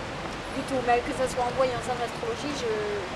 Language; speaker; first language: French; native; French